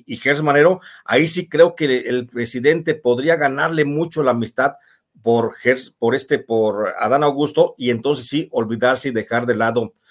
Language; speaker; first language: Spanish; native; Spanish